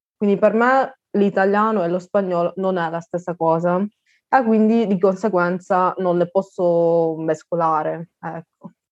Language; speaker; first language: Italian; non-native, fluent; Russian